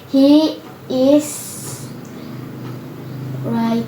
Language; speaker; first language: English; non-native, learner; Indonesian